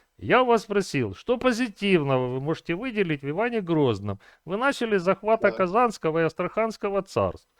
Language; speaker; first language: Russian; non-native, local second language; Ukrainian